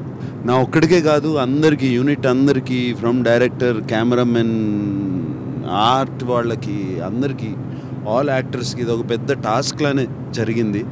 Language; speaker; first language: Telugu; native; Telugu